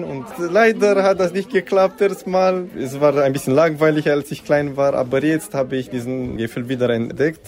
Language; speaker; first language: German; non-native, local second language; Romanian